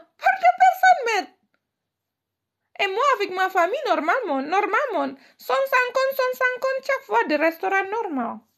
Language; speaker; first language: French; non-native, learner; Indonesian